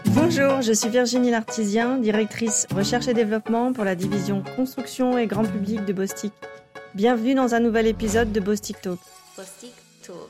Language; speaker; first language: French; native; French